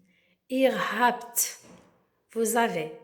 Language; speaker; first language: German; non-native, learner; Arabic